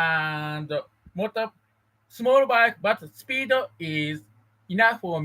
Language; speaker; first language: English; non-native, learner; Japanese